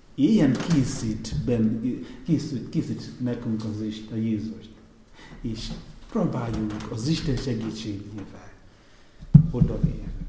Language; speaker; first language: Hungarian; non-native, fluent; Igbo